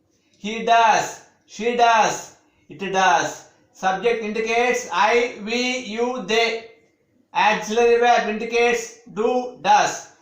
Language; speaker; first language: English; non-native, local second language; Telugu